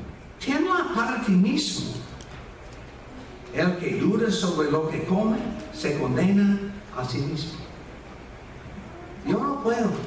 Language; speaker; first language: Spanish; non-native, fluent; English